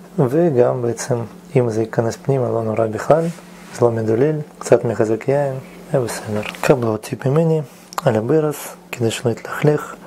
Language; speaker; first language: Hebrew; non-native, fluent; Russian